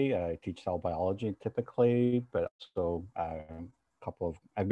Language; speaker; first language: English; non-native, fluent; Portuguese